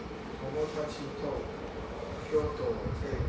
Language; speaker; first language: Japanese; non-native, learner; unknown